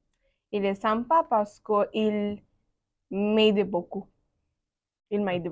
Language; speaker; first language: French; non-native, learner; Bangla